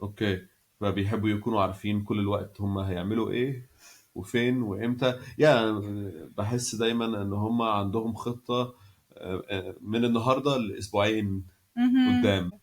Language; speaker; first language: Arabic; native; Arabic